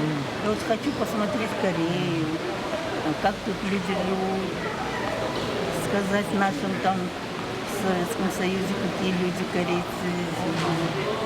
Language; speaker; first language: Russian; native; Russian